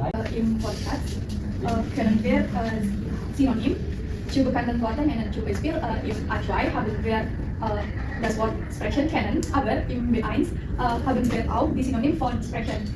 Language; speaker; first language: German; non-native, learner; Indonesian